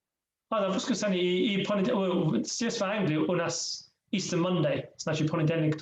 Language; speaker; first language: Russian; non-native, learner; English